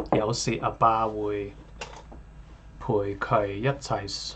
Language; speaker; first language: Cantonese; non-native, learner; English